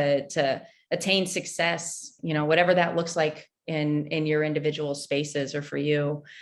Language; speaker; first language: English; native; English